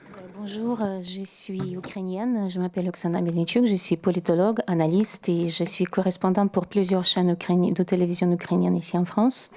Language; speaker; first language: French; non-native, fluent; Ukrainian